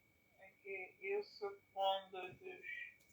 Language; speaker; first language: French; non-native, learner; English